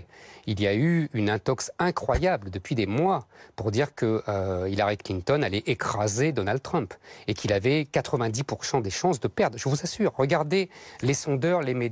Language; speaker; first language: French; native; French